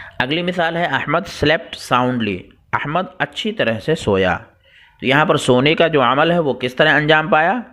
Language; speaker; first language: Urdu; native; Urdu